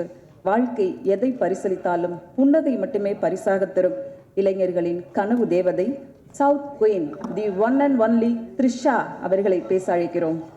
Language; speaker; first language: Tamil; native; Tamil